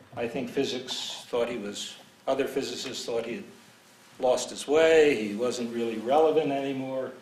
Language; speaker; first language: English; native; English